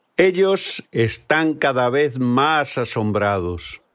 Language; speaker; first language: Spanish; native; Spanish